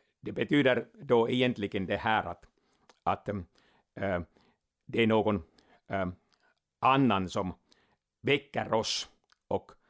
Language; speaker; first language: Swedish; non-native, local second language; Finnish